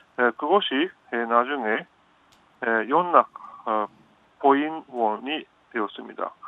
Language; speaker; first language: Korean; non-native, fluent; Japanese